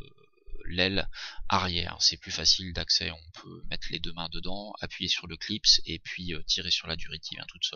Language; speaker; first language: French; native; French